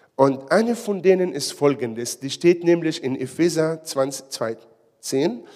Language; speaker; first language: German; non-native, fluent; Hebrew